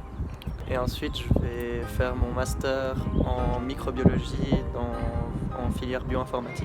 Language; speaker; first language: French; native; French